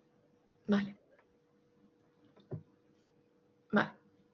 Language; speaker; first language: Spanish; native; Spanish